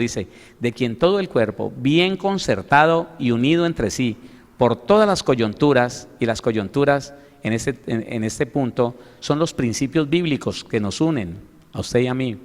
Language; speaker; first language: Spanish; native; Spanish